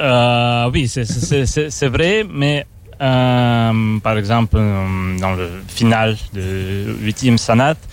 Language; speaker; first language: French; non-native, fluent; Russian